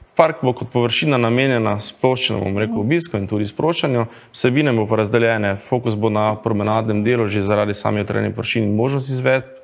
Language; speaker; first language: Slovenian; native; Slovenian